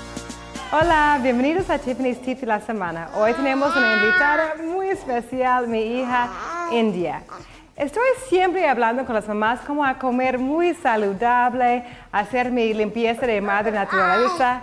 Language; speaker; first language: Spanish; non-native, learner; English